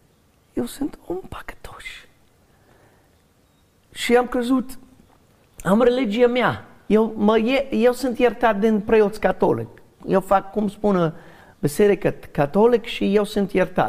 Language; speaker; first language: Romanian; non-native, learner; English